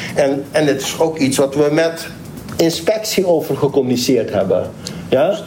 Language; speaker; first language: Dutch; non-native, local second language; Papiamento